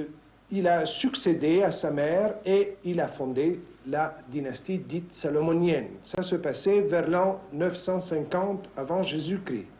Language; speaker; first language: French; native; French